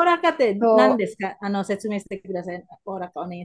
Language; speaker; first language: Japanese; non-native, learner; Indonesian